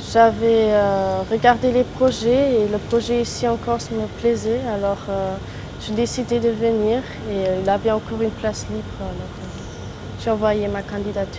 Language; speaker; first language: French; non-native, learner; Luxembourgish